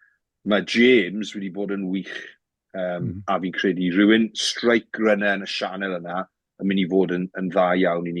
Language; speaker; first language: Welsh; native; Welsh